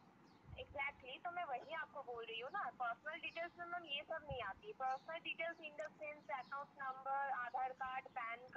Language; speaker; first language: Hindi; native; Hindi